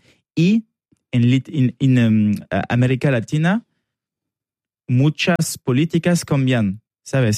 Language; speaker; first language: Spanish; non-native, learner; French